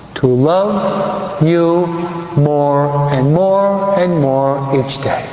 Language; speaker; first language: English; native; English